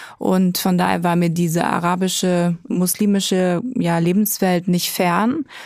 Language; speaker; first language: German; native; German